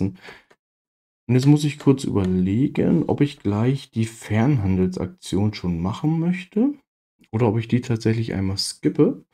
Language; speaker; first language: German; native; German